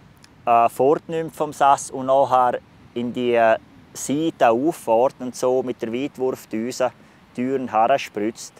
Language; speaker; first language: German; native; German